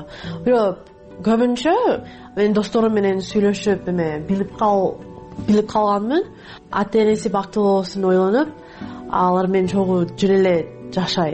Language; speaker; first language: Kyrgyz; non-native, fluent; English